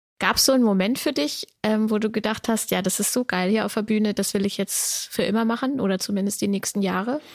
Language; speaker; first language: German; native; German